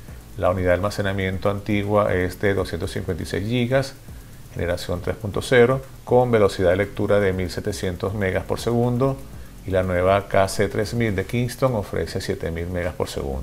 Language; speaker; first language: Spanish; native; Spanish